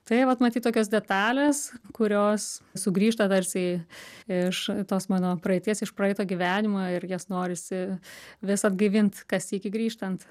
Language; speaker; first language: Lithuanian; native; Lithuanian